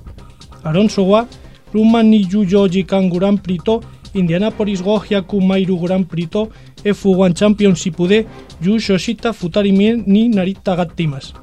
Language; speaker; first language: Japanese; non-native, learner; Spanish